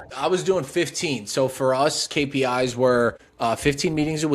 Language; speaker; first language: English; native; English